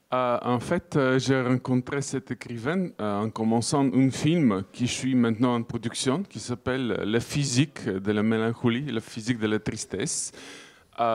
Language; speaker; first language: French; non-native, fluent; Bulgarian